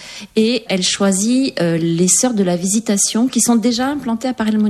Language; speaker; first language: French; native; French